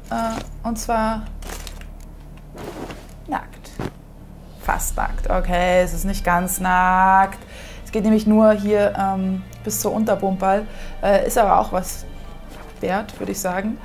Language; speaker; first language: German; native; German